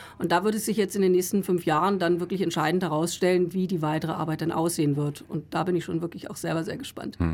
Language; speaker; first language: German; native; German